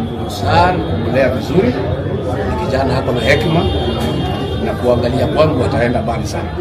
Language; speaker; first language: Swahili; non-native, local second language; Kikuyu